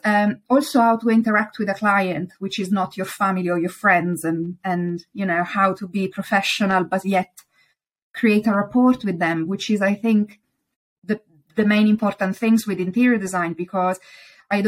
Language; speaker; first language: English; non-native, fluent; Italian